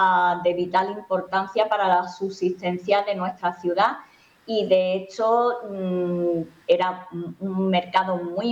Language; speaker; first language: Spanish; native; Spanish